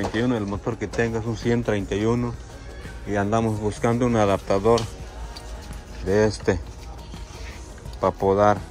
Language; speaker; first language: Spanish; native; Spanish